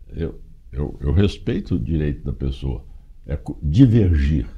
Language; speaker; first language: Portuguese; native; Portuguese